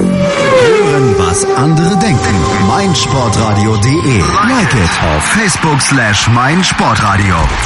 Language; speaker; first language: German; native; German